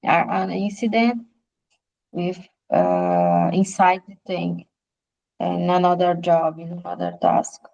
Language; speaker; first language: English; non-native, learner; Portuguese